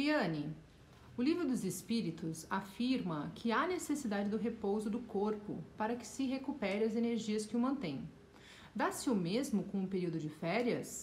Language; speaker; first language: Portuguese; native; Portuguese